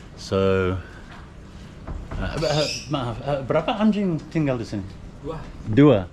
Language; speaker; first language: Indonesian; non-native, learner; English